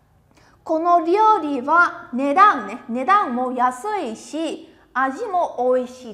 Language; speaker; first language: Japanese; non-native, fluent; Vietnamese